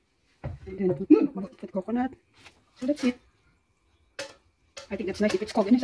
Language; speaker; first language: English; non-native, local second language; Filipino